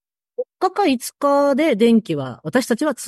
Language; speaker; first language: Japanese; native; Japanese